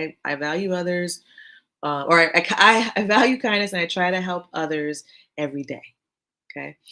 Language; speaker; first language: English; native; English